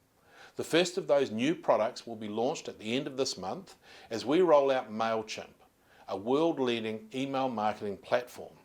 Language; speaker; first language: English; native; English